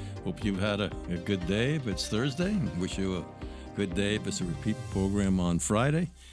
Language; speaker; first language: English; early bilingual, other home language; Spanish